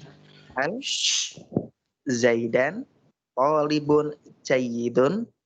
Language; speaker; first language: Arabic; non-native, fluent; Indonesian